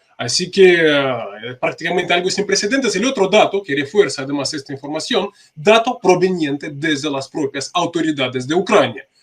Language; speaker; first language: Spanish; non-native, fluent; Russian